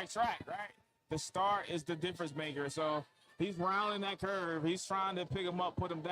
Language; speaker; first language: English; native; English